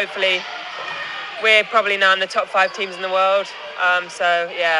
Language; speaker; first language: English; native; English